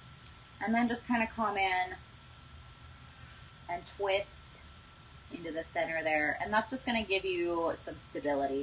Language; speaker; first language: English; native; English